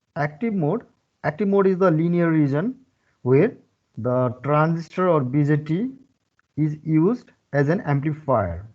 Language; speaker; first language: English; non-native, local second language; Nepali